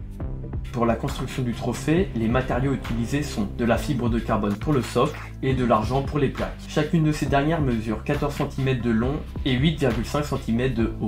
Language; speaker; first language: French; native; French